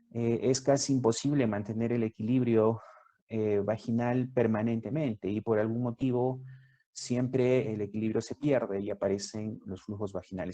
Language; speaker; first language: Spanish; native; Spanish